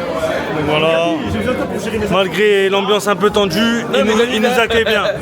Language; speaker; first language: French; native; French